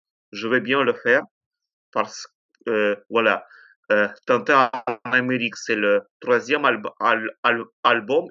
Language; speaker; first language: French; non-native, fluent; Ukrainian